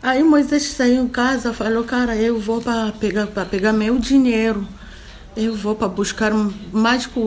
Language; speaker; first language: Portuguese; non-native, learner; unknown